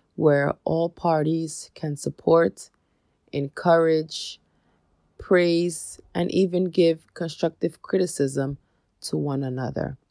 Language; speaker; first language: English; native; English